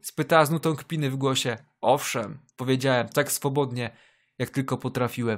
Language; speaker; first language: Polish; native; Polish